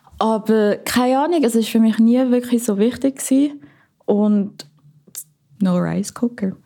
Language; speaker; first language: German; non-native, fluent; Filipino